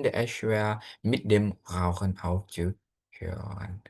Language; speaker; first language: German; non-native, fluent; Indonesian